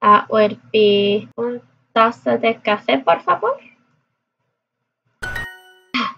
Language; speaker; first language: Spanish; non-native, learner; English